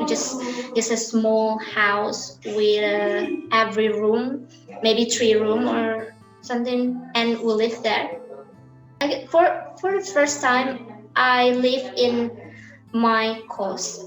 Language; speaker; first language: English; non-native, learner; Indonesian